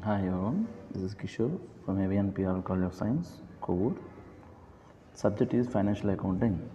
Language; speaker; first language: English; non-native, local second language; Telugu